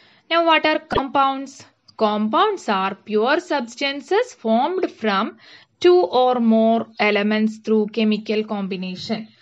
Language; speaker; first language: English; non-native, local second language; Malayalam